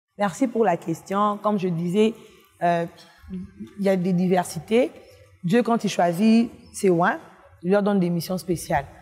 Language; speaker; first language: French; non-native, local second language; Lingala